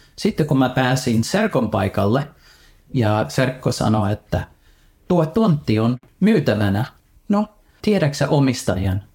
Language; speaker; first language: Finnish; early bilingual, heritage; Finnish